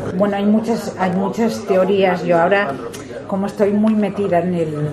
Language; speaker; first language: Spanish; non-native, local second language; Catalan